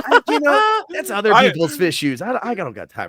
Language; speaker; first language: English; native; English